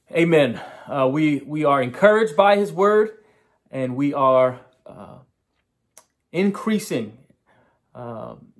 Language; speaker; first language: English; native; English